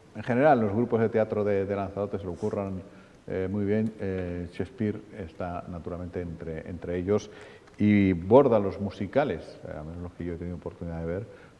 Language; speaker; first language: Spanish; native; Spanish